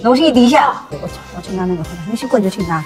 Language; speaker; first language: Chinese; native; Chinese